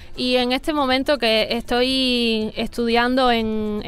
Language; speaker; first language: Spanish; native; Spanish